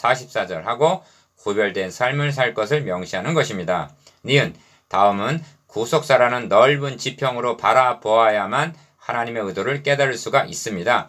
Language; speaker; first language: Korean; native; Korean